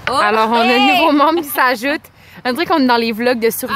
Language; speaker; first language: French; native; French